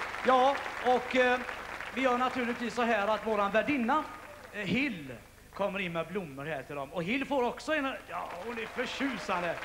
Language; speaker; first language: Swedish; native; Swedish